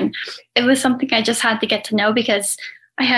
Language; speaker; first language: English; native; English